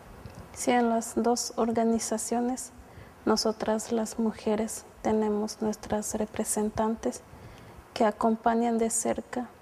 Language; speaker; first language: Spanish; non-native, local second language; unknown